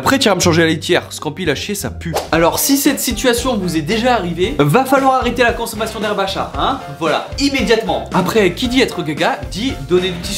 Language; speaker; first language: French; native; French